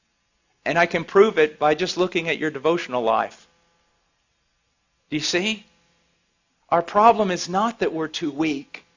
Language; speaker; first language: English; native; English